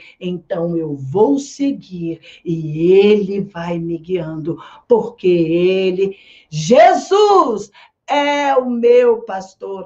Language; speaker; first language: Portuguese; native; Portuguese